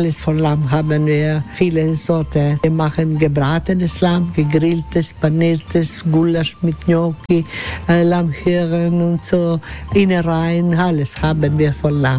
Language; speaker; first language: German; non-native, learner; Croatian